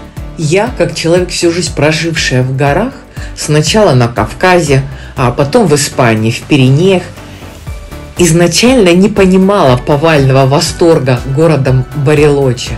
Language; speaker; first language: Russian; native; Russian